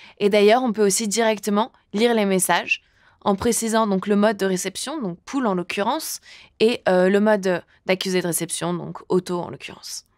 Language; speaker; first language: French; native; French